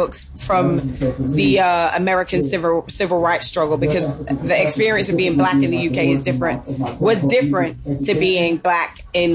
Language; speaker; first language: English; native; English